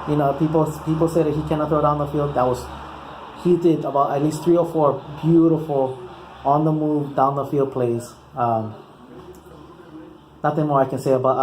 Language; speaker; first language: English; native; English